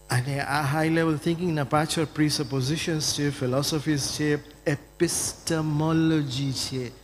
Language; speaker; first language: Gujarati; early bilingual, heritage; Gujarati